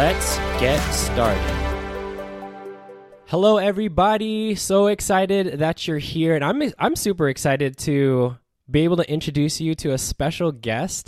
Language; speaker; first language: English; native; English